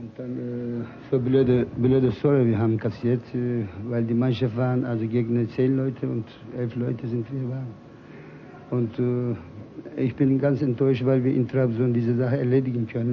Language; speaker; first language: German; non-native, fluent; Turkish